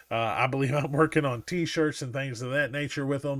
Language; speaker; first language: English; native; English